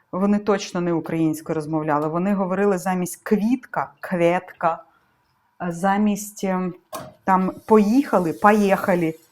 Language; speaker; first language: Ukrainian; non-native, local second language; Russian